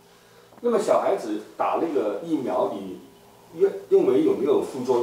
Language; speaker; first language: Chinese; native; Chinese